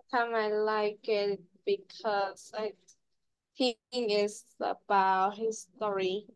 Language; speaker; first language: English; non-native, learner; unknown